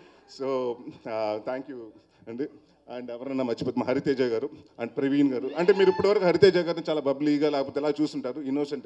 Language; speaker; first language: Telugu; native; Telugu